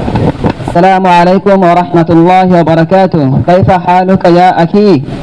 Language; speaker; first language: Arabic; non-native, learner; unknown